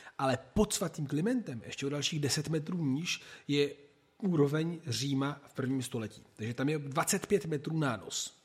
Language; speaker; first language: Czech; non-native, fluent; Italian